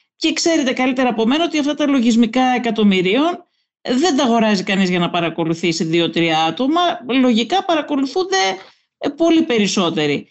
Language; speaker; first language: Greek; native; Greek